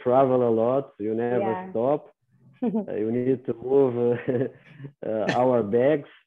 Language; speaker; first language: English; non-native, learner; Portuguese